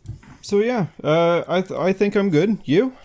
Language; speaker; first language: English; native; English